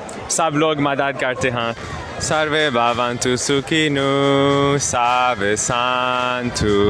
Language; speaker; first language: Hindi; non-native, learner; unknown